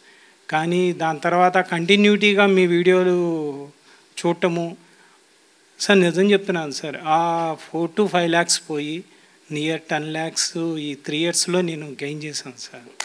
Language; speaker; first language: Telugu; native; Telugu